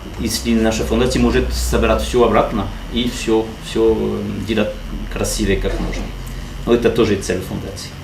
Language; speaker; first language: Russian; non-native, learner; French